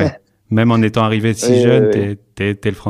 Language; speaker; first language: French; native; French